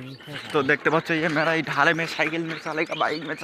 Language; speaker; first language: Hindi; non-native, local second language; Bangla